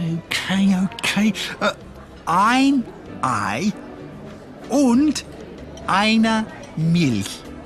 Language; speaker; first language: German; non-native, learner; English